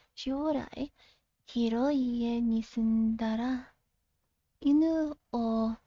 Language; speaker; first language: Japanese; non-native, learner; English